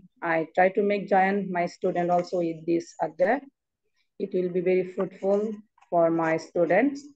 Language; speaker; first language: English; non-native, learner; Bangla